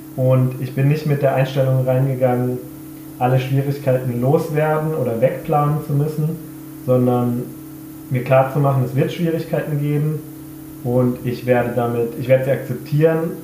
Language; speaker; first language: German; native; German